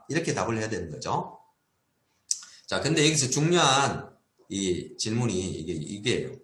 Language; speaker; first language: Korean; native; Korean